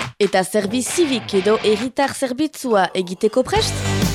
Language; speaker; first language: Basque; native; Basque